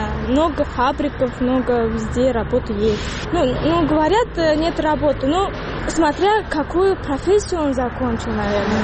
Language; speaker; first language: Russian; non-native, local second language; Tajik